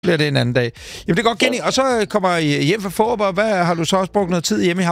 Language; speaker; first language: Danish; native; Danish